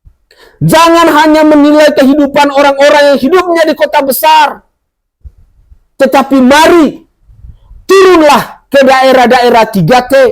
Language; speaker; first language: Indonesian; native; Indonesian